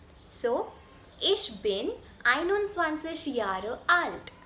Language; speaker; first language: German; non-native, fluent; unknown